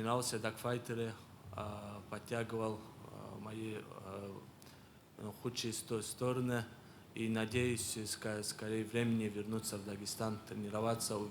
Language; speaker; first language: Russian; non-native, local second language; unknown